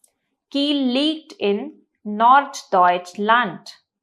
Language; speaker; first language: German; non-native, fluent; Hindi